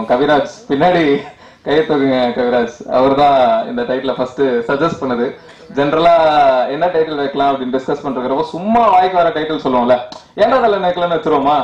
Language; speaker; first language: Tamil; native; Tamil